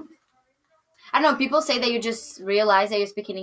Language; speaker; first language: English; non-native, learner; Portuguese